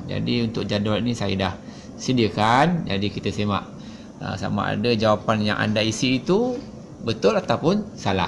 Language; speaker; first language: Malay; native; Malay